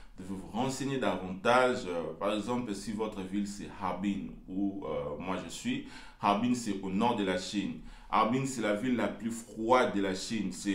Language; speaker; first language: French; non-native, local second language; Lingala